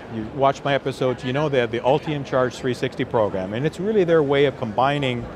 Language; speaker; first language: English; native; English